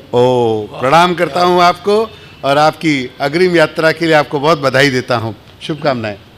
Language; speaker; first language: Hindi; native; Hindi